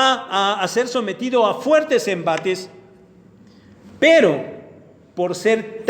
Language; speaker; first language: Spanish; native; Spanish